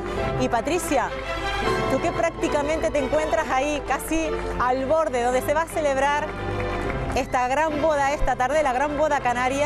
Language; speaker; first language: Spanish; native; Spanish